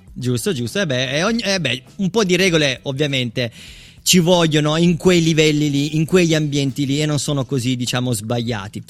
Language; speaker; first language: Italian; native; Italian